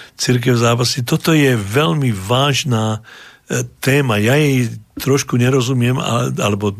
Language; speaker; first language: Slovak; native; Slovak